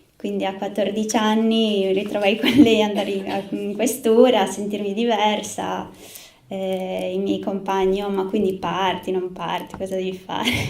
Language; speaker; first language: Italian; early bilingual, other home language; Spanish